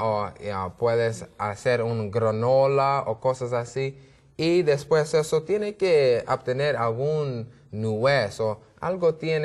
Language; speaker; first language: Spanish; non-native, learner; English